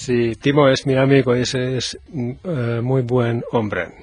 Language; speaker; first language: Spanish; non-native, learner; Finnish